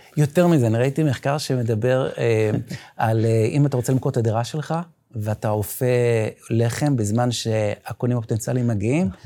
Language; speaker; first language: Hebrew; non-native, local second language; Yiddish